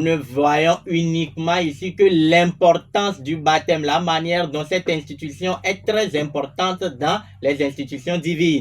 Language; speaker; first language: French; non-native, local second language; Ewe